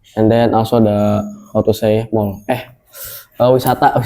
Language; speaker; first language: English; non-native, learner; Indonesian